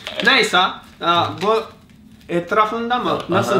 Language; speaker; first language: Turkish; non-native, learner; Japanese